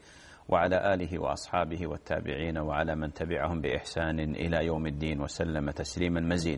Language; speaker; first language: Arabic; native; Arabic